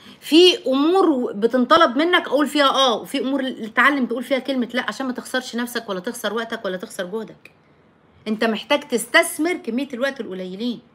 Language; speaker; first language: Arabic; native; Arabic